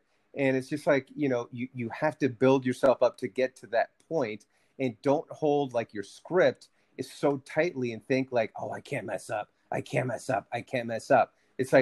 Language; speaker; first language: English; early bilingual, other home language; Spanish